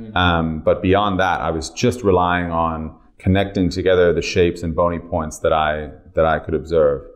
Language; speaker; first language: English; native; English